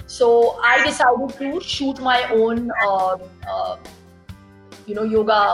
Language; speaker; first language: English; non-native, local second language; Tulu